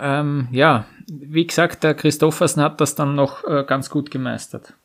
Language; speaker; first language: German; native; German